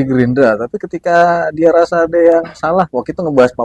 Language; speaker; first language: Indonesian; native; Indonesian